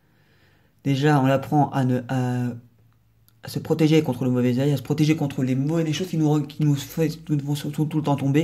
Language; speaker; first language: French; native; French